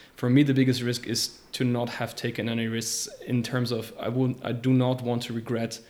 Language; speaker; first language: English; non-native, fluent; German